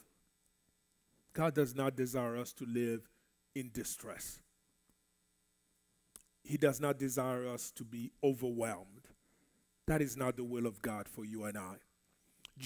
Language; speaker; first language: English; non-native, fluent; French